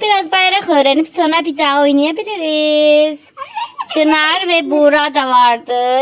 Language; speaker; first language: Turkish; native; Turkish